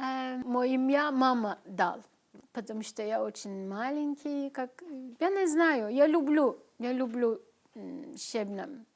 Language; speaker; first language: Russian; non-native, learner; Turkish